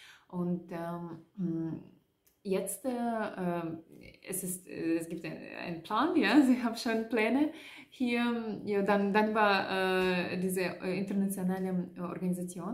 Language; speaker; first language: German; non-native, learner; Russian